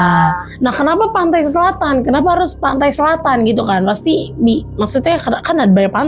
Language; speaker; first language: Indonesian; native; Indonesian